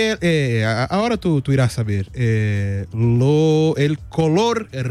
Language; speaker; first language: Spanish; non-native, learner; Portuguese